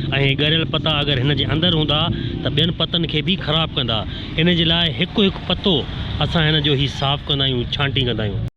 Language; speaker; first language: Sindhi; native; Sindhi